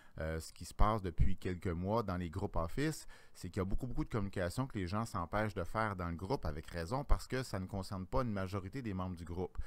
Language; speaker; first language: French; native; French